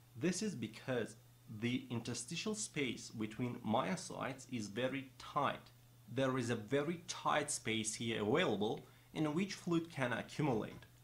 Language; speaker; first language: English; non-native, fluent; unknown